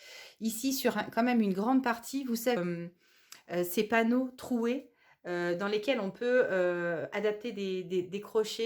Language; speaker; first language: French; native; French